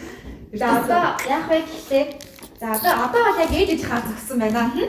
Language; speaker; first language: Mongolian; native; Mongolian